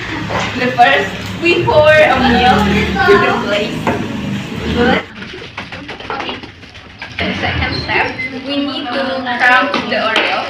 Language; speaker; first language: English; non-native, learner; Indonesian